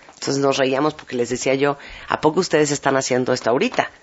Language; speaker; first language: Spanish; native; Spanish